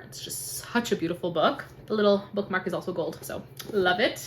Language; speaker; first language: English; native; English